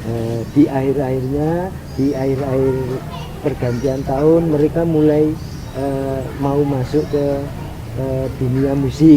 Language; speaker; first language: Indonesian; non-native, local second language; Javanese